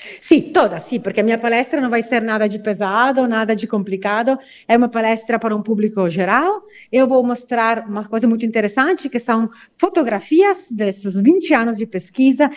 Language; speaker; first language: Portuguese; non-native, fluent; Italian